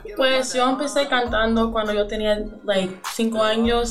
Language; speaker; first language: Spanish; early bilingual, other home language; English